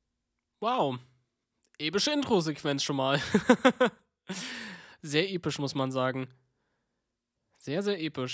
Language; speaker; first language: German; native; German